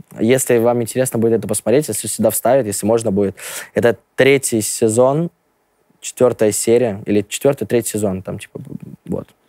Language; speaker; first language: Russian; native; Russian